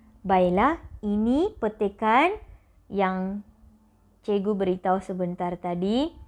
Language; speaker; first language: Malay; non-native, local second language; Tamil